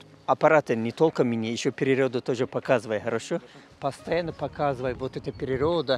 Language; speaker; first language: Russian; non-native, learner; Turkish